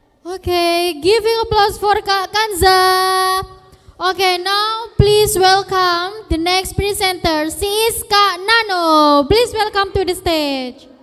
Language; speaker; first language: English; non-native, fluent; Indonesian